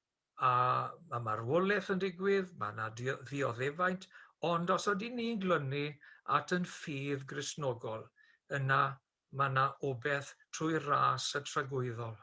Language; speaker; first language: Welsh; native; Welsh